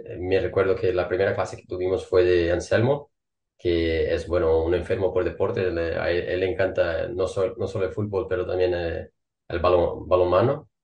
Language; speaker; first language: Spanish; non-native, fluent; Portuguese